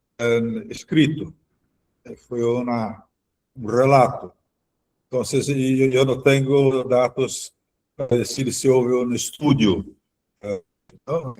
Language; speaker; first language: Spanish; non-native, fluent; Portuguese